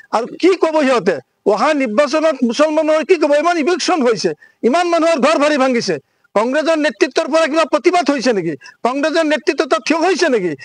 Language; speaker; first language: Assamese; non-native, local second language; Bangla